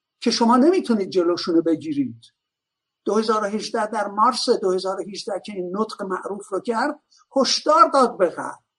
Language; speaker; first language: Persian; native; Persian